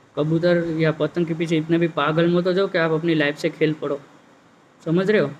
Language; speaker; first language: Hindi; non-native, local second language; Gujarati